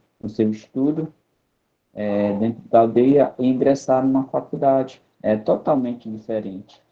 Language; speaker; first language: Portuguese; non-native, local second language; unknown